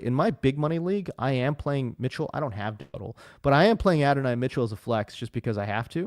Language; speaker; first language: English; native; English